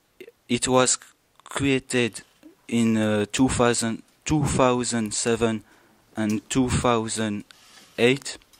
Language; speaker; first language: English; non-native, learner; French